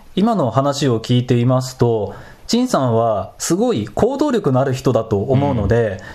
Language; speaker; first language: Japanese; native; Japanese